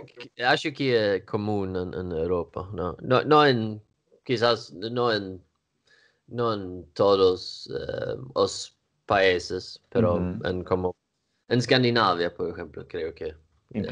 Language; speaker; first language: Portuguese; non-native, learner; Swedish